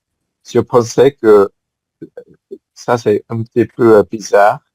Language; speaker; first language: French; non-native, fluent; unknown